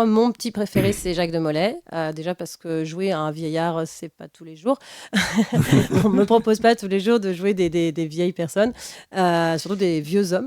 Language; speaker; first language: French; native; French